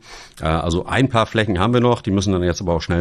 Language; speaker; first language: German; native; German